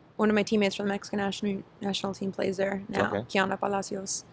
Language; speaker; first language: English; native; English